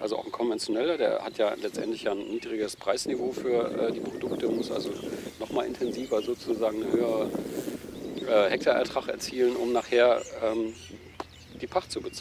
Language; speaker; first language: German; native; German